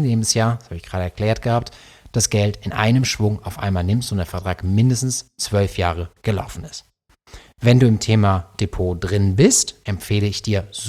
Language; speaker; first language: German; native; German